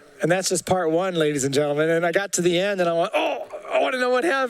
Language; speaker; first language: English; native; English